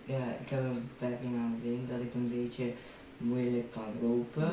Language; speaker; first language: Dutch; early bilingual, other home language; Chinese